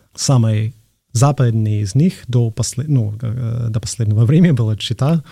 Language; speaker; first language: Russian; non-native, fluent; English